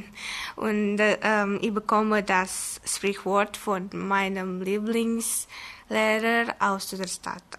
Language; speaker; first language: German; non-native, learner; Indonesian